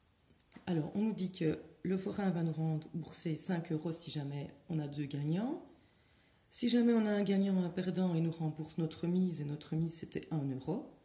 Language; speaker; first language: French; native; French